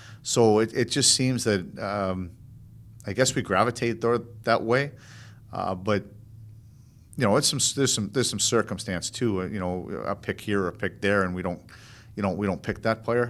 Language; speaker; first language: English; native; English